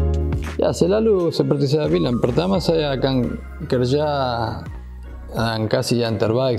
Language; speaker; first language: Indonesian; non-native, fluent; Spanish